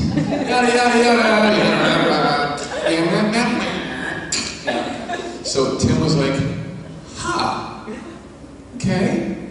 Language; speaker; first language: English; native; English